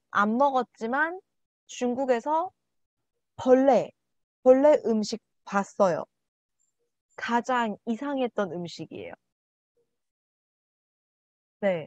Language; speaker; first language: Korean; non-native, learner; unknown